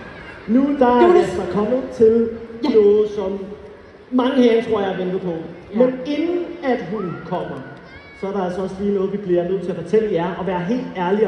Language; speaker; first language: Danish; native; Danish